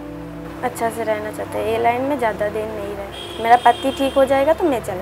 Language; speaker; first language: Hindi; non-native, local second language; Bangla